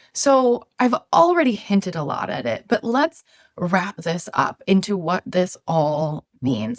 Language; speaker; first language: English; native; English